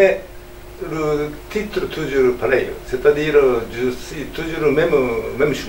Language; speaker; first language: French; non-native, learner; Japanese